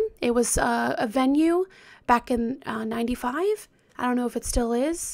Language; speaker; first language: English; native; English